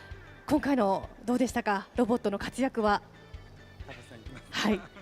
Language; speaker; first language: Japanese; native; Japanese